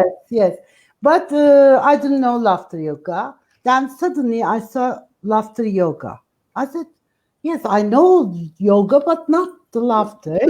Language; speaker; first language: English; non-native, fluent; Turkish